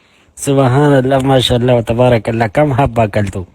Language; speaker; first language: Arabic; non-native, learner; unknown